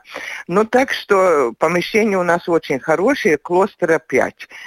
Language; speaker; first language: Russian; non-native, local second language; Latvian